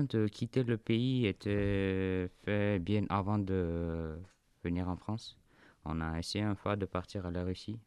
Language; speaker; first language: French; non-native, fluent; Armenian